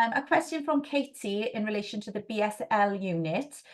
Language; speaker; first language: English; native; English